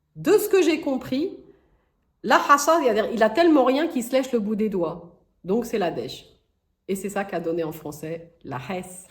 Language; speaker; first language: French; native; French